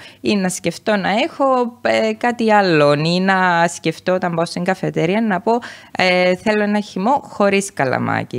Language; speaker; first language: Greek; native; Greek